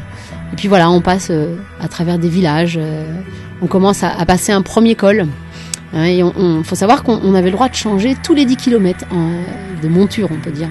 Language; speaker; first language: French; native; French